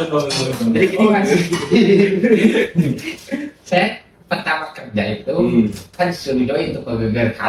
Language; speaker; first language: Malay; non-native, local second language; Sundanese